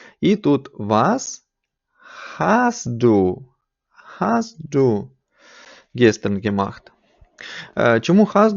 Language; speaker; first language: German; non-native, fluent; Ukrainian